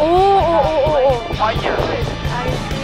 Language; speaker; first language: English; non-native, learner; Japanese